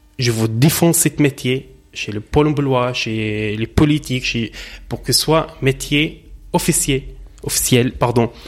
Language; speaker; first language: French; non-native, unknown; Arabic